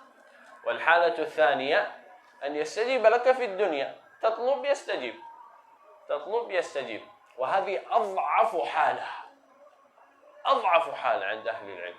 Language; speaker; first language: Arabic; native; Arabic